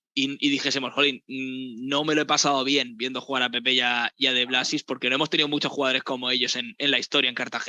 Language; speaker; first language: Spanish; native; Spanish